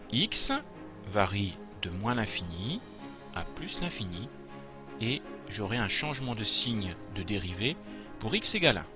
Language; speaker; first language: French; native; French